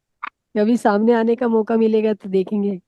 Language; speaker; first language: Hindi; native; Hindi